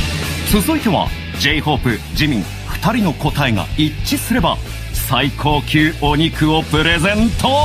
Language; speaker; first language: Japanese; native; Japanese